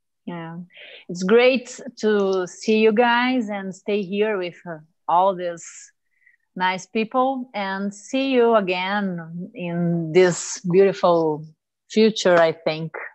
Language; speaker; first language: English; non-native, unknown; Portuguese